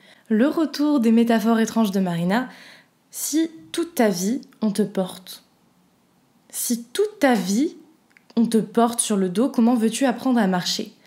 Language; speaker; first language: French; native; French